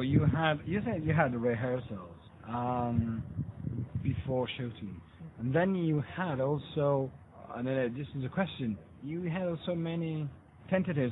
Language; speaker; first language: English; non-native, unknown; Italian